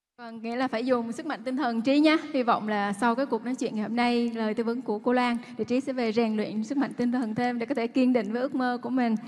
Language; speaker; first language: Vietnamese; native; Vietnamese